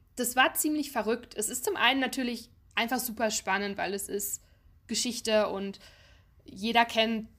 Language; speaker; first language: German; native; German